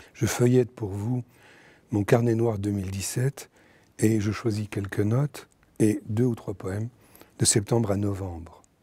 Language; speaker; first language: French; native; French